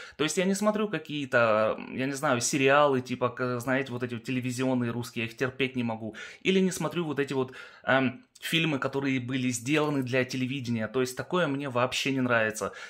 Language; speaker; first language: Russian; early bilingual, heritage; Russian